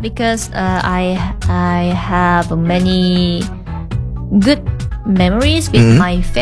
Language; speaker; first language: English; non-native, learner; Indonesian